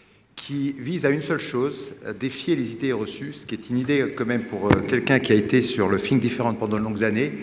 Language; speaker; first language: French; native; French